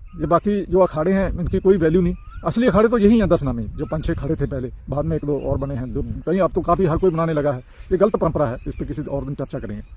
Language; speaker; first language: Hindi; non-native, local second language; Punjabi